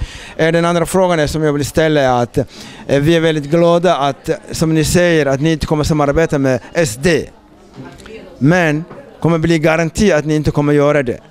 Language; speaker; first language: Swedish; non-native, fluent; Somali